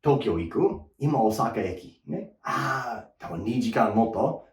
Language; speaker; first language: Japanese; non-native, learner; English